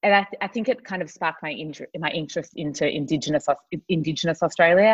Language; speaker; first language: English; native; English